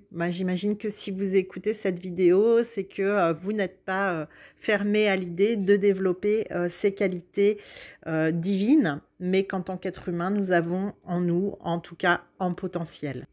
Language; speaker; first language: French; native; French